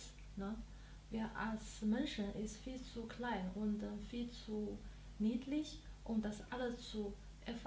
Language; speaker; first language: German; non-native, learner; Chinese